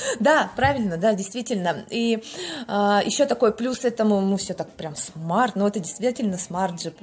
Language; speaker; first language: Russian; non-native, local second language; Yakut